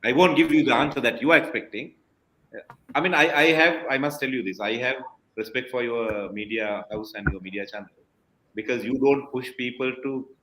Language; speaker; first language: English; non-native, local second language; Tamil